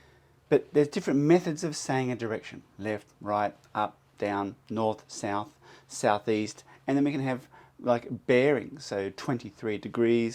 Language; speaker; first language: English; native; English